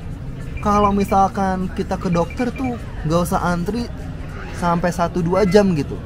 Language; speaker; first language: Indonesian; native; Indonesian